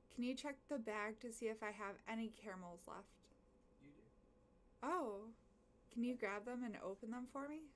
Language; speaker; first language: English; native; English